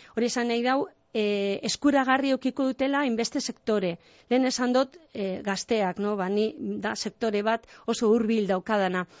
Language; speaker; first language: Basque; non-native, local second language; Spanish